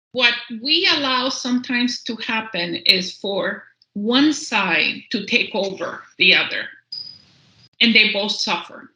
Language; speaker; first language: English; early bilingual, other home language; Spanish